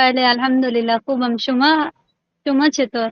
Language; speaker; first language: Persian; non-native, learner; Urdu